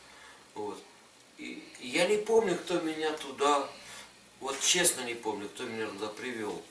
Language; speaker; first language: Russian; native; Russian